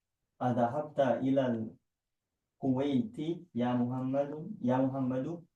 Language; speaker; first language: Arabic; non-native, learner; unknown